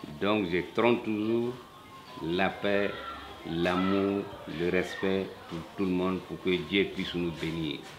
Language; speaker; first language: French; non-native, local second language; Bambara